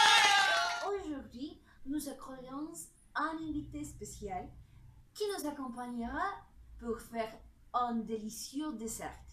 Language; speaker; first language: French; non-native, learner; Spanish